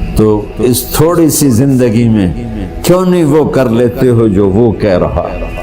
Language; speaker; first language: Urdu; non-native, local second language; Punjabi